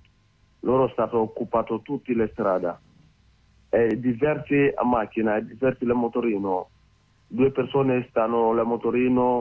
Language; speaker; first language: Italian; non-native, learner; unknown